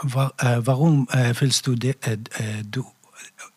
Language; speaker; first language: German; non-native, learner; Arabic